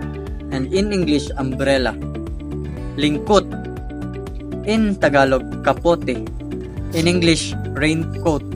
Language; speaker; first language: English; non-native, local second language; Cebuano